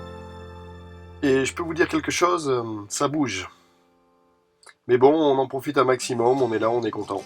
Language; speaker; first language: French; native; French